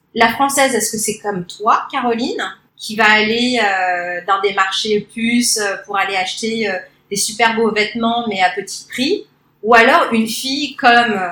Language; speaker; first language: French; early bilingual, other home language; Cantonese